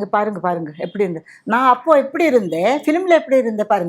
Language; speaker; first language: Tamil; non-native, fluent; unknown